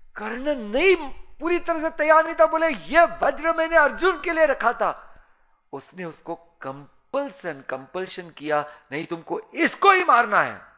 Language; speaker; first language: Hindi; native; Hindi